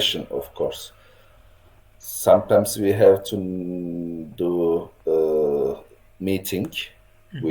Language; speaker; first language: English; non-native, learner; Turkish